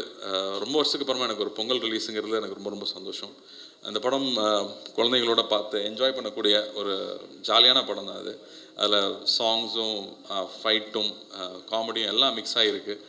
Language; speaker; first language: Tamil; native; Tamil